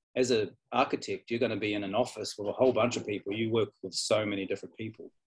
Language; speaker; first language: English; native; English